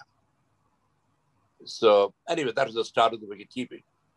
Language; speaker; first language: English; non-native, local second language; Gujarati